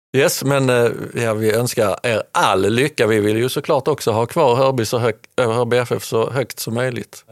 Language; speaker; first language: Swedish; native; Swedish